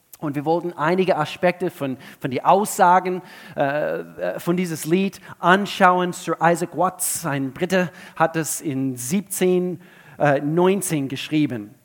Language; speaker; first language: German; non-native, fluent; English